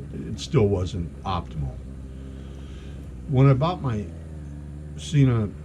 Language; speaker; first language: English; native; English